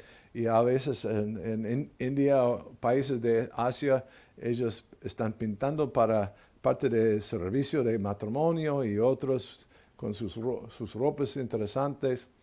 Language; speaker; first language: Spanish; non-native, learner; English